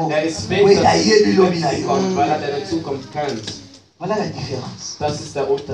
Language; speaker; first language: German; non-native, fluent; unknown